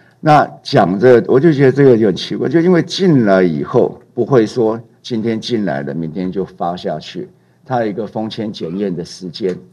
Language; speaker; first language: Chinese; native; Chinese